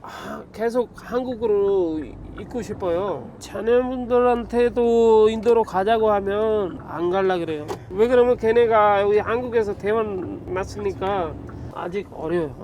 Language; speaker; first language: Korean; non-native, fluent; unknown